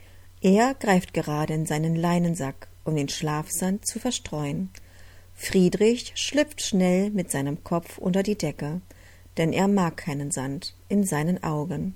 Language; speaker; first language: German; native; German